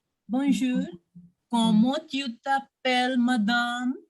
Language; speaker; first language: French; non-native, fluent; Hindi